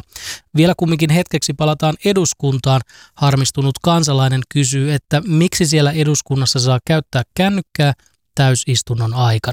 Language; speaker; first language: Finnish; native; Finnish